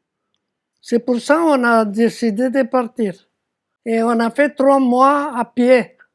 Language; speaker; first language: French; non-native, fluent; Romanian